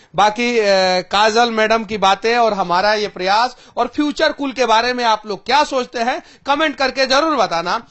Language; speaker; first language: Hindi; native; Hindi